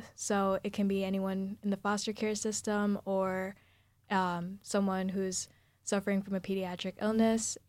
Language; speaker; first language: English; early bilingual, other home language; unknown